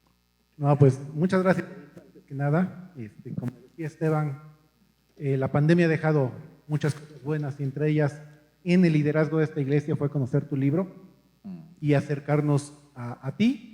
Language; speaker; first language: Spanish; native; Spanish